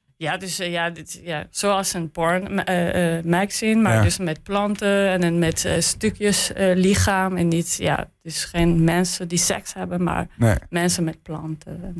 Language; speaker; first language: Dutch; non-native, learner; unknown